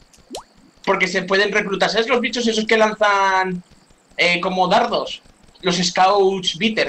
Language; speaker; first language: Spanish; native; Spanish